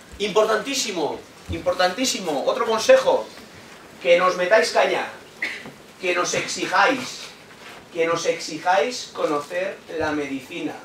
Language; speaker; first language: Spanish; native; Spanish